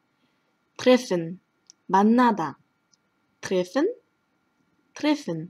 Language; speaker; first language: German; non-native, fluent; Korean